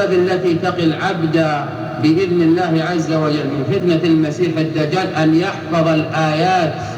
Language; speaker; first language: Arabic; native; Arabic